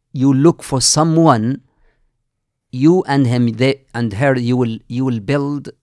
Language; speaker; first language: English; non-native, fluent; Arabic